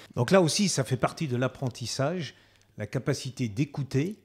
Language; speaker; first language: French; native; French